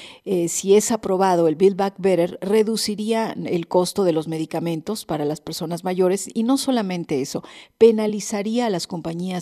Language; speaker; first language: Spanish; native; Spanish